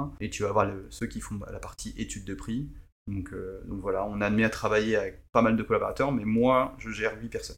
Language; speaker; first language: French; early bilingual, other home language; Portuguese